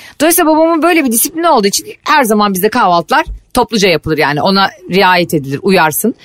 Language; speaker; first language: Turkish; native; Turkish